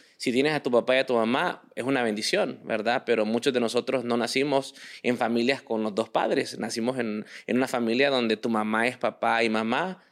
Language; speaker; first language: Spanish; early bilingual, heritage; Spanish